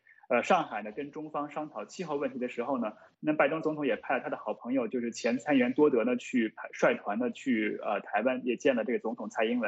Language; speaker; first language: Chinese; native; Chinese